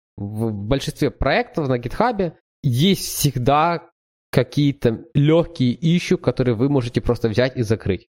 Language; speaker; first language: Russian; native; Russian